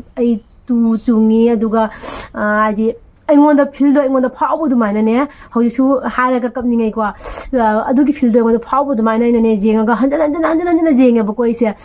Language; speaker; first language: Manipuri; native; Manipuri